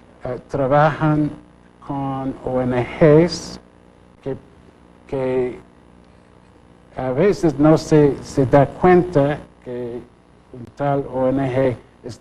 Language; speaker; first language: Spanish; non-native, fluent; English